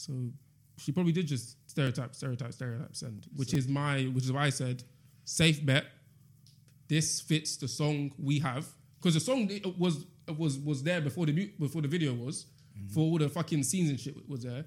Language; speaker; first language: English; native; English